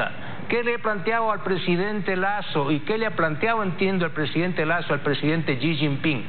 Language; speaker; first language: Spanish; native; Spanish